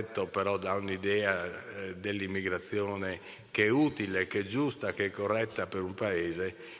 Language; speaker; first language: Italian; native; Italian